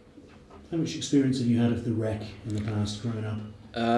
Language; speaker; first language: English; native; English